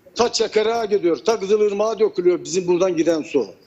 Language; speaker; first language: Turkish; native; Turkish